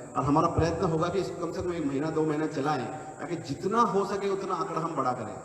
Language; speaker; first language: Hindi; non-native, local second language; Marathi